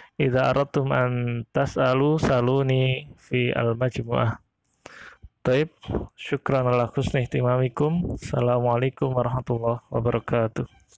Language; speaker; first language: Arabic; non-native, fluent; Indonesian